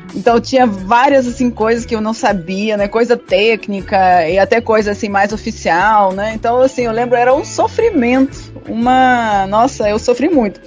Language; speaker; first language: Portuguese; non-native, fluent; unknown